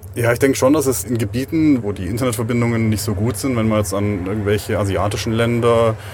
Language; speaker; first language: German; native; German